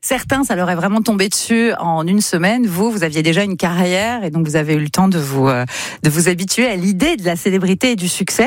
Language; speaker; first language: French; native; French